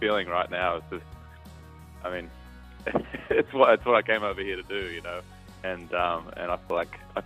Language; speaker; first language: English; native; English